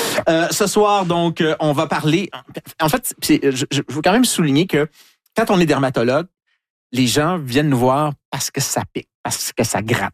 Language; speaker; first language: French; native; French